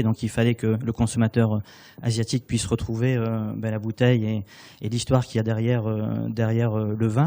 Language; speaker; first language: French; native; French